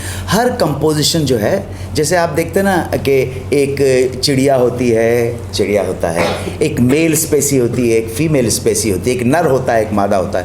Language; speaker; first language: Hindi; native; Hindi